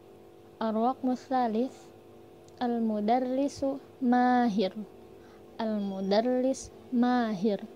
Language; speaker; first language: Arabic; non-native, learner; Indonesian